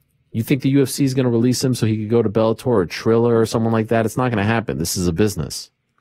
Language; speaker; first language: English; native; English